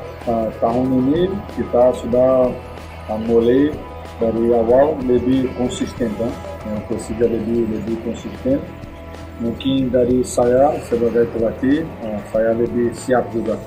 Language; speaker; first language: Indonesian; non-native, fluent; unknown